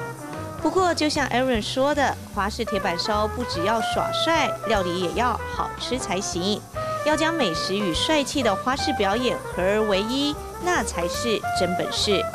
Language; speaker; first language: Chinese; native; Chinese